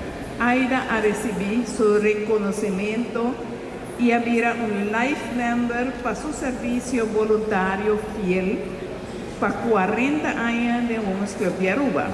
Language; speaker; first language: Spanish; non-native, local second language; Papiamento